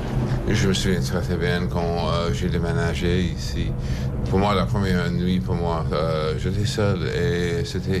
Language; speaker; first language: French; non-native, fluent; English